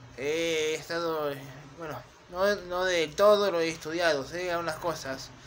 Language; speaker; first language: Spanish; native; Spanish